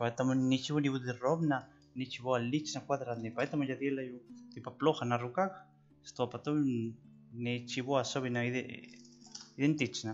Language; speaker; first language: Russian; non-native, learner; Spanish